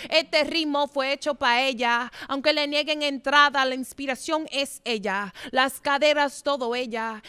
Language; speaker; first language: Spanish; early bilingual, heritage; Spanish